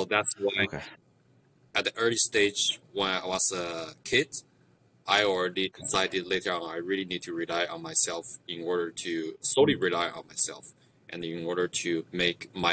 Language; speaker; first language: English; non-native, fluent; Chinese